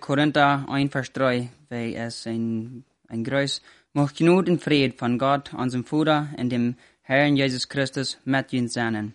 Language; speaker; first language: German; non-native, learner; Plautdietsch